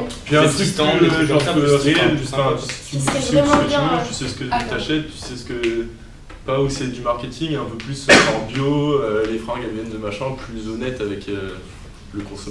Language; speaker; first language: French; native; French